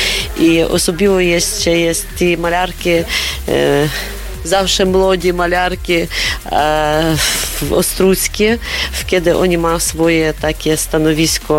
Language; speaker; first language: Polish; non-native, learner; Ukrainian